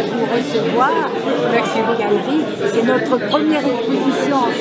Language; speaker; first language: French; native; French